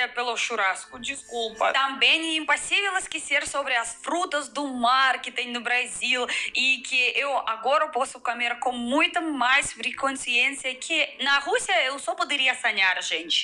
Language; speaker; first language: Portuguese; non-native, fluent; Russian